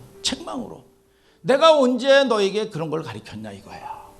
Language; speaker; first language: Korean; native; Korean